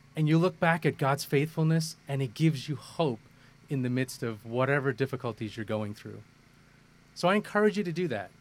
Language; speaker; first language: English; early bilingual, other home language; Malayalam